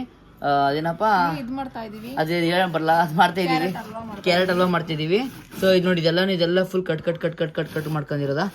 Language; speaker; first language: Kannada; native; Kannada